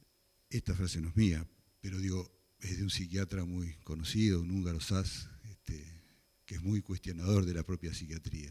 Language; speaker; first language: Spanish; native; Spanish